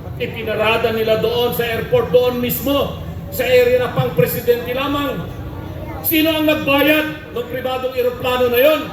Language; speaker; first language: Filipino; non-native, local second language; Iloko